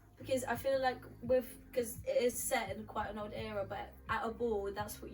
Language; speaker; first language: English; native; English